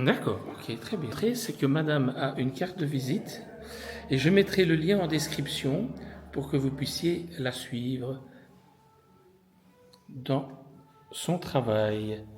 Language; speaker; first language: French; native; French